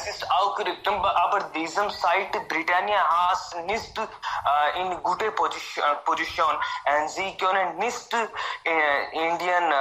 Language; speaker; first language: German; non-native, learner; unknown